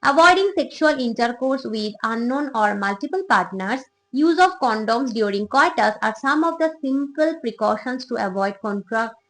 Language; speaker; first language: English; non-native, local second language; Bangla